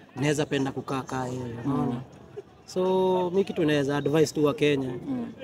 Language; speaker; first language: Swahili; non-native, local second language; Kikuyu